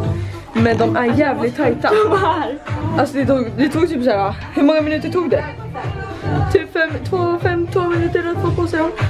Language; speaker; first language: Swedish; native; Swedish